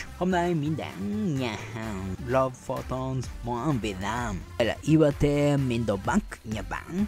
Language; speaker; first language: Vietnamese; non-native, learner; Japanese